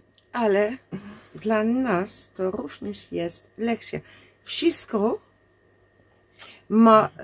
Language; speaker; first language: Polish; non-native, learner; Dutch